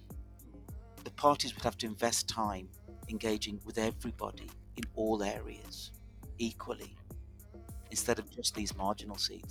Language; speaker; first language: English; native; English